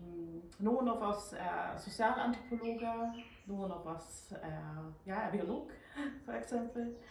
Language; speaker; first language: Norwegian; non-native, fluent; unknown